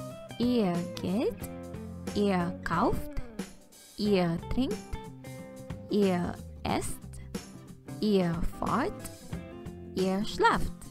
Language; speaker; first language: German; non-native, fluent; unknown